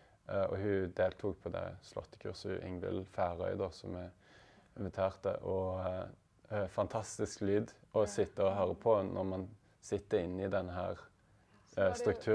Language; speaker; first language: Norwegian; native; Norwegian